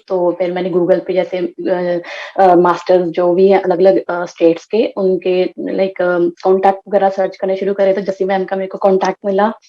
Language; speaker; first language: Hindi; non-native, local second language; Punjabi